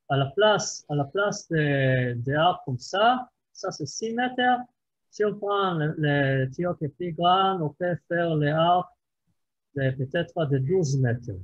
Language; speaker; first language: French; non-native, fluent; Hebrew